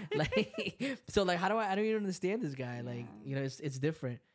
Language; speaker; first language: English; early bilingual, other home language; Spanish